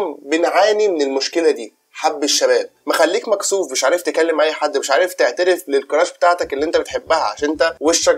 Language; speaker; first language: Arabic; native; Arabic